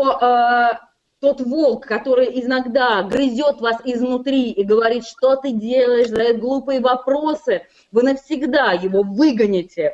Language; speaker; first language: Russian; native; Russian